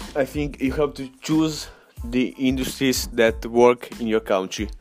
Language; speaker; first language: English; non-native, learner; Ukrainian